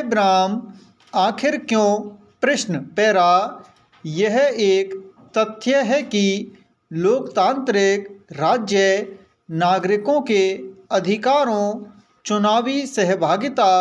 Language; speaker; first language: Hindi; native; Hindi